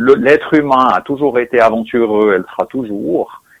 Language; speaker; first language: French; native; French